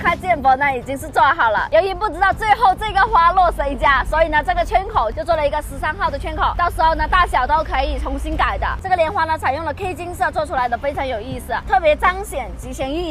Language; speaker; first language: Chinese; native; Chinese